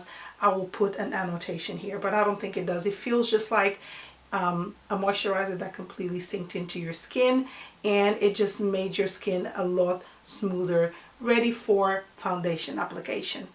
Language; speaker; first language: English; non-native, fluent; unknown